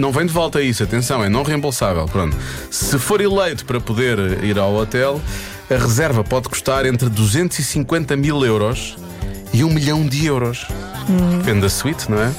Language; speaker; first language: Portuguese; native; Portuguese